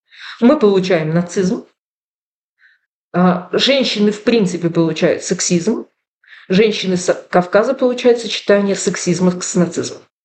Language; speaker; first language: Russian; native; Russian